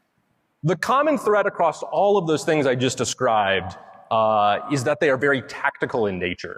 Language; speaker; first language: English; native; English